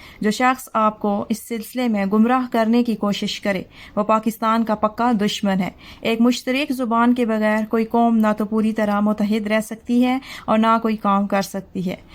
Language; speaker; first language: Urdu; non-native, local second language; Punjabi